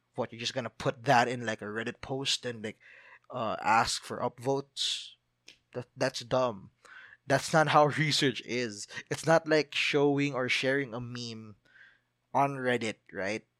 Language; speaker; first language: English; non-native, local second language; Filipino